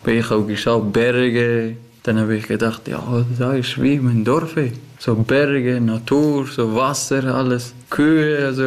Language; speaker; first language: German; non-native, learner; Persian